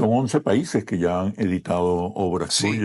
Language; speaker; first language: Spanish; native; Spanish